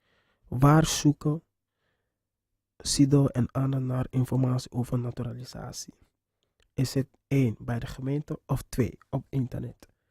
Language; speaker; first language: Dutch; non-native, fluent; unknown